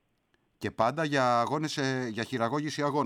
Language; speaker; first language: Greek; native; Greek